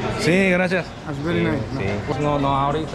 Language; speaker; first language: Spanish; non-native, learner; Korean